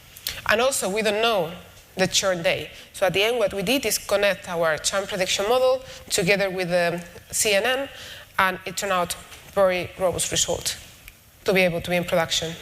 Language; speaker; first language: English; non-native, fluent; Spanish